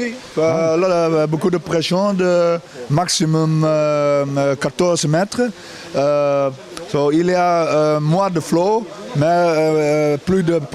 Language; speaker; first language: French; non-native, learner; Dutch